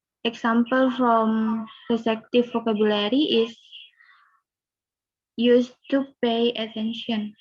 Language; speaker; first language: English; non-native, learner; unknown